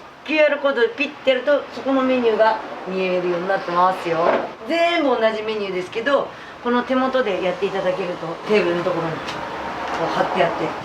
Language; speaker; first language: Japanese; native; Japanese